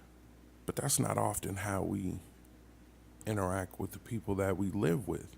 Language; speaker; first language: English; native; English